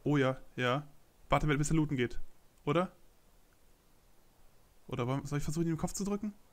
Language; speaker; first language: German; native; German